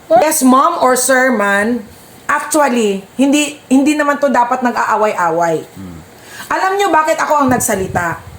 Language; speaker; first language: Filipino; non-native, local second language; Cebuano